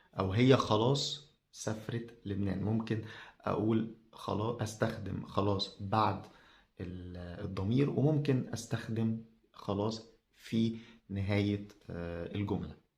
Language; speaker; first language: Arabic; native; Arabic